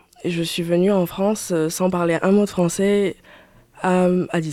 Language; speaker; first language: French; early bilingual, other home language; Chinese